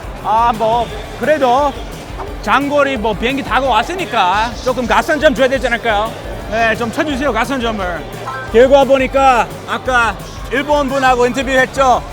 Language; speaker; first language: Korean; non-native, fluent; English